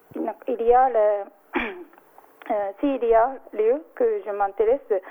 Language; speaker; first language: French; non-native, learner; Japanese